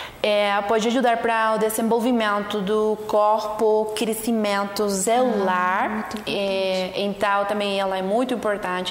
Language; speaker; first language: Portuguese; non-native, learner; Spanish